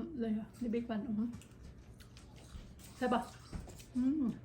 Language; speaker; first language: English; non-native, learner; Lao